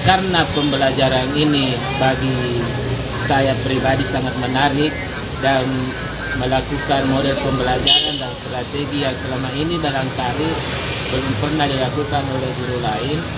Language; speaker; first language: Indonesian; native; Indonesian